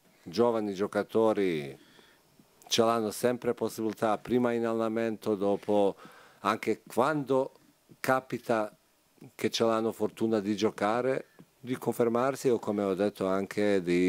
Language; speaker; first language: Italian; non-native, fluent; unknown